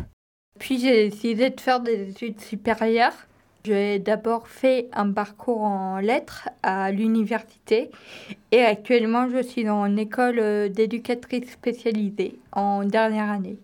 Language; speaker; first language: French; native; French